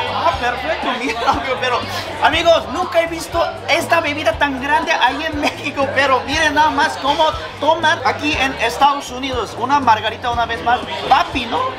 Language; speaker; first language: Spanish; non-native, fluent; Korean